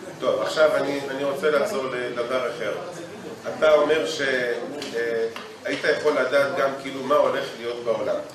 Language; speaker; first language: Hebrew; native; Hebrew